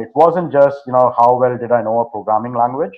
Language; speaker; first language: English; non-native, local second language; Hindi